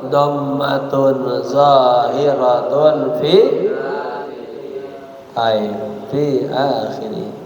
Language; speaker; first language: Arabic; non-native, fluent; Indonesian